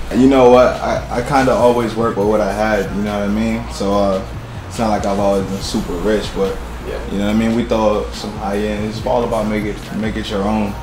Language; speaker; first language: English; native; English